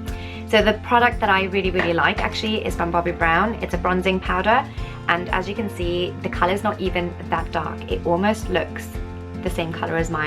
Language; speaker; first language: English; native; English